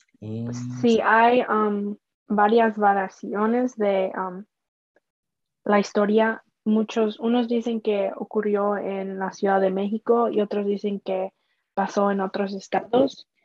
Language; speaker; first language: Spanish; early bilingual, heritage; Spanish